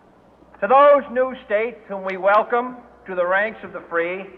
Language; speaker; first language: English; native; English